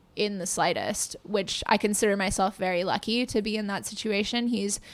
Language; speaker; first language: English; native; English